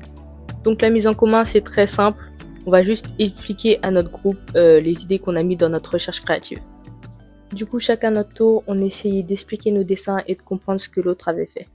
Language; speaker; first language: French; native; French